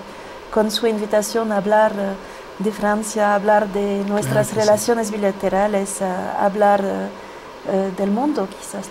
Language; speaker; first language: Spanish; non-native, fluent; French